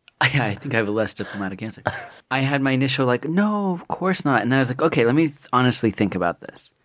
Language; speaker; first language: English; native; English